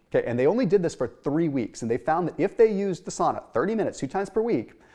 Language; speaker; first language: English; native; English